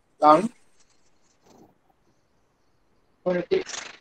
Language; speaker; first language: English; non-native, learner; Bangla